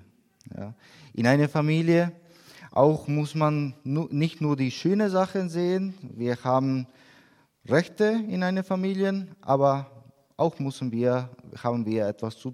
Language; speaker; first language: German; non-native, learner; Spanish